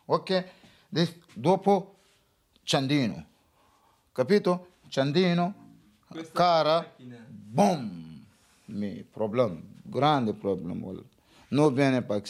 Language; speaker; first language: Italian; non-native, learner; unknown